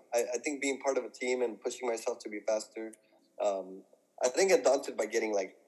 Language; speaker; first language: English; native; English